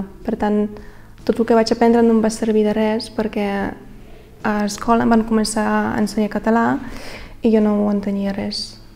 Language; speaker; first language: Catalan; early bilingual, other home language; Polish